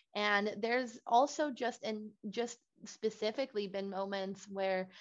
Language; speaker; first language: English; non-native, fluent; Spanish